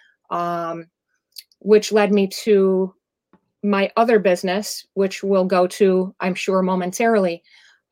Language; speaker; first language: English; native; English